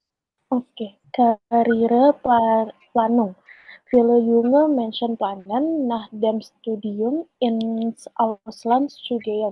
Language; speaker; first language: German; non-native, learner; Indonesian